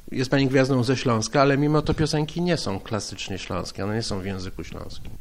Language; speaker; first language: Polish; native; Polish